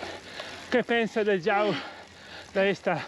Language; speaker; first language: Spanish; non-native, learner; Italian